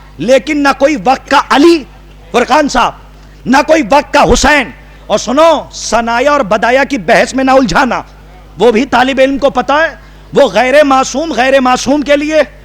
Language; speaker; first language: Urdu; native; Urdu